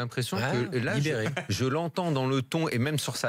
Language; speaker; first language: French; native; French